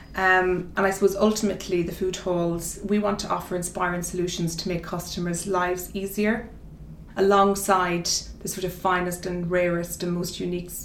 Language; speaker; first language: English; native; English